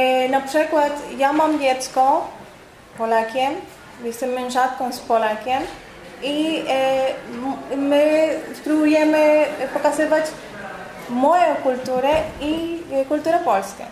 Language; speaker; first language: Polish; non-native, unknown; Spanish